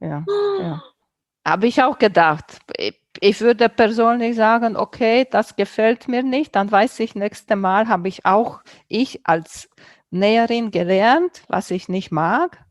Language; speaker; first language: German; non-native, fluent; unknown